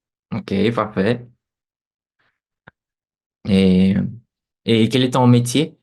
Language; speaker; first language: French; non-native, fluent; Portuguese